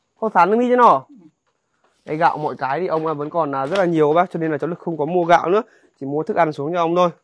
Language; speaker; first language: Vietnamese; non-native, local second language; Hmong